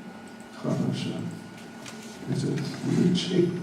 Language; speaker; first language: Russian; non-native, learner; English